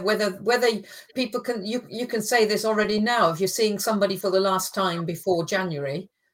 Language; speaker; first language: English; non-native, fluent; German